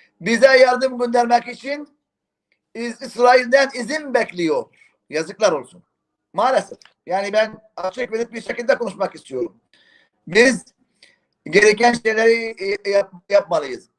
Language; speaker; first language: Turkish; non-native, fluent; Arabic